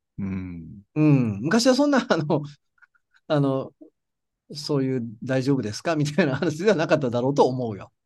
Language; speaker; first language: Japanese; native; Japanese